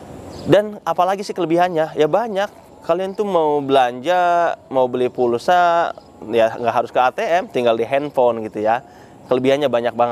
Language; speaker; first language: Indonesian; native; Indonesian